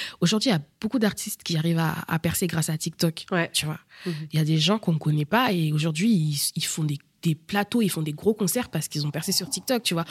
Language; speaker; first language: French; early bilingual, other home language; Bambara